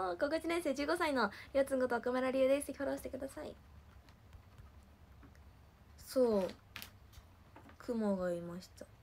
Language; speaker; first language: Japanese; native; Japanese